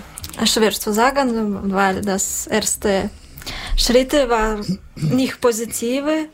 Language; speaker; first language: German; non-native, learner; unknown